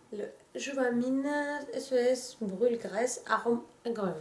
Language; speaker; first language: French; non-native, fluent; Russian